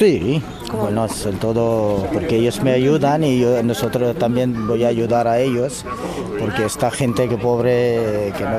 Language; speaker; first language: Spanish; non-native, learner; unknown